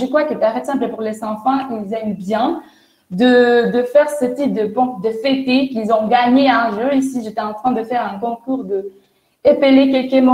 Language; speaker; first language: French; non-native, fluent; Spanish